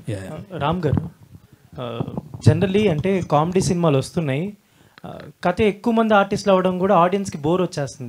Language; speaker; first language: Telugu; native; Telugu